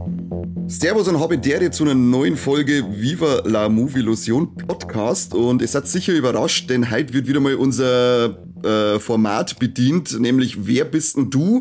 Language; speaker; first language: German; native; German